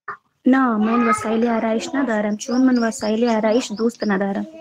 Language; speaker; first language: Persian; non-native, learner; Urdu